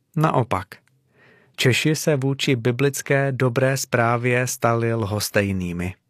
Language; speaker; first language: Czech; native; Czech